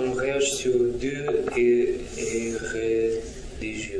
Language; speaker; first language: French; non-native, learner; Russian